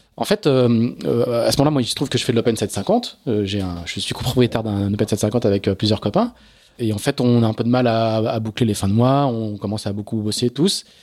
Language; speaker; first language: French; native; French